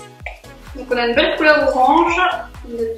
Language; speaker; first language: French; native; French